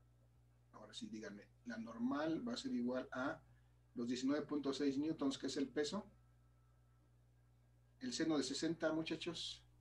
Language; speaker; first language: Spanish; native; Spanish